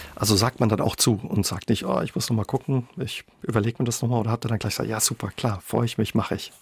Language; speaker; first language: German; native; German